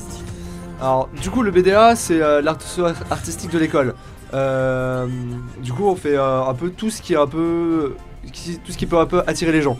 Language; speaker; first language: French; native; French